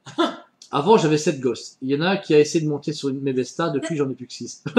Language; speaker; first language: French; native; French